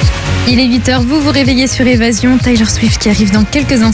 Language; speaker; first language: French; native; French